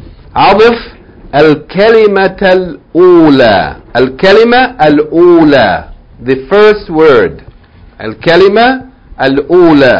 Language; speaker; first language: Arabic; non-native, fluent; English